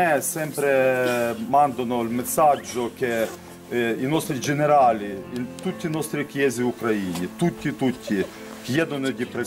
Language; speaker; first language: Italian; non-native, learner; Ukrainian